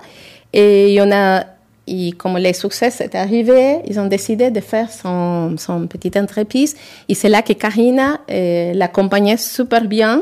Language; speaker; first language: French; non-native, learner; Spanish